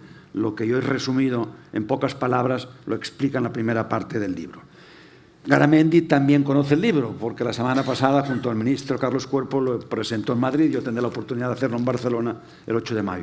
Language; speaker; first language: Spanish; native; Spanish